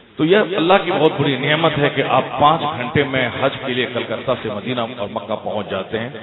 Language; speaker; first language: Urdu; non-native, local second language; Odia